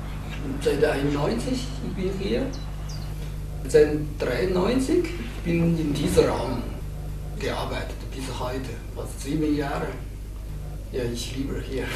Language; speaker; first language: German; non-native, learner; Chinese